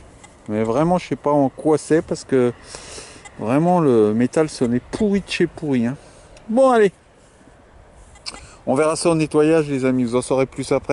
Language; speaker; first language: French; native; French